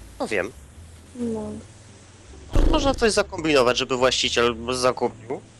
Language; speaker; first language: Polish; native; Polish